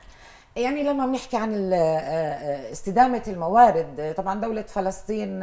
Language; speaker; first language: Arabic; native; Arabic